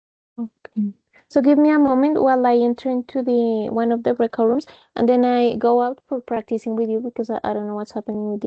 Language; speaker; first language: English; non-native, fluent; Spanish